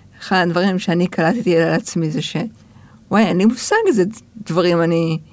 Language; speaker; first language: Hebrew; early bilingual, other home language; English